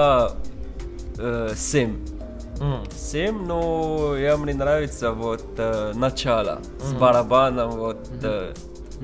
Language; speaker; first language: Russian; non-native, learner; Arabic